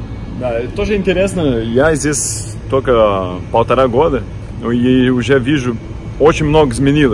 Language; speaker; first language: Russian; non-native, fluent; Portuguese